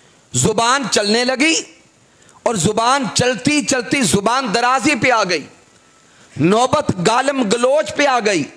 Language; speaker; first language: Urdu; native; Urdu